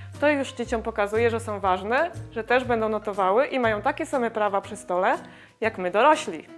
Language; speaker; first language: Polish; native; Polish